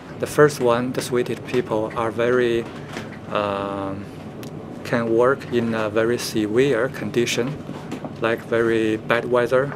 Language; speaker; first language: English; non-native, fluent; Chinese